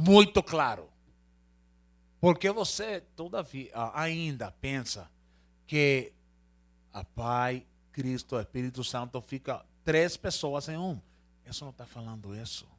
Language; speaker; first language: Portuguese; non-native, learner; Spanish